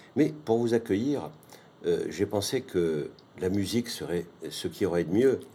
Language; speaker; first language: French; native; French